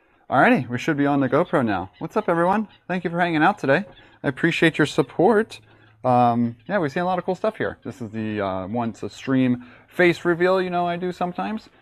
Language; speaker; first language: English; native; English